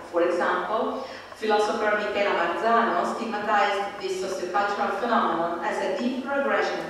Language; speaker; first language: English; non-native, fluent; Italian